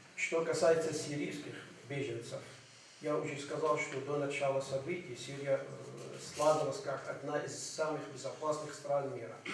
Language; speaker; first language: Russian; non-native, fluent; Arabic